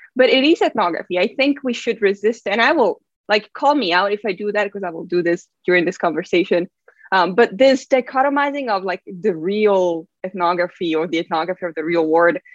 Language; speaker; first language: English; non-native, fluent; Italian